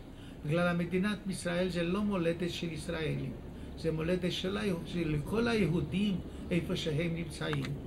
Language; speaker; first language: Hebrew; non-native, fluent; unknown